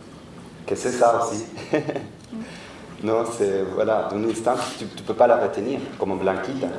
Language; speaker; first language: French; non-native, fluent; Spanish